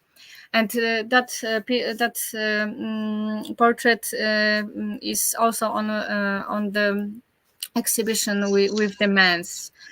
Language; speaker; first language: English; non-native, learner; Polish